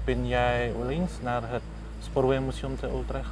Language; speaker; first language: Dutch; non-native, learner; Indonesian